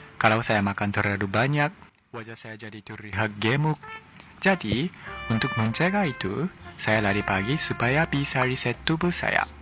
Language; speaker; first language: Indonesian; non-native, fluent; Japanese